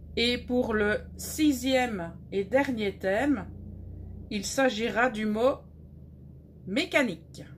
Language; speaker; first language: French; native; French